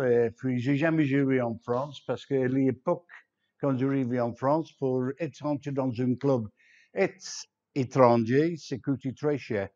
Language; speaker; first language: French; non-native, fluent; English